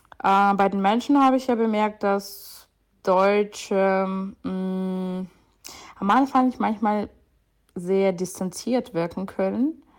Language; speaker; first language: German; non-native, fluent; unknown